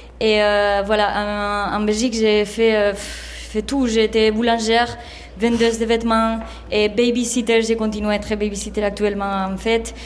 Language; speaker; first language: French; non-native, fluent; Spanish